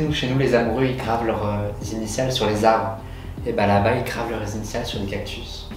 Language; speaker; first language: French; native; French